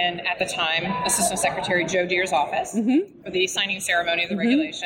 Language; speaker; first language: English; native; English